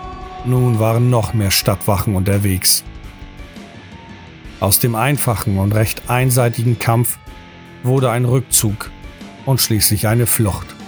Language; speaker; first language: German; native; German